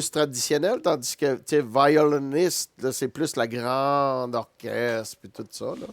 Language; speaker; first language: French; native; French